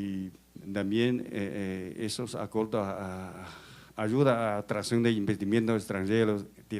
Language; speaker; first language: Portuguese; non-native, learner; Chinese